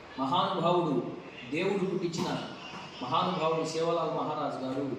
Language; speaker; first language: Telugu; non-native, local second language; Lambadi